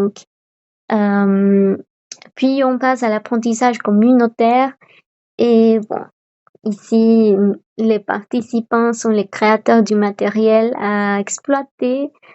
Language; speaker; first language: French; non-native, fluent; Spanish